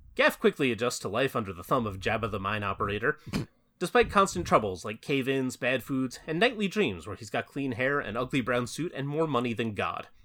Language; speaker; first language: English; native; English